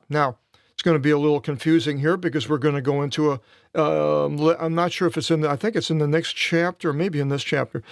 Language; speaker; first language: English; native; English